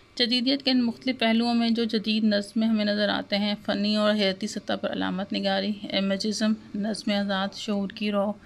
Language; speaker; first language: Urdu; non-native, local second language; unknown